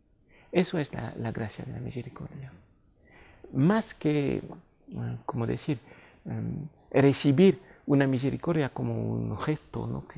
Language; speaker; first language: Spanish; non-native, fluent; French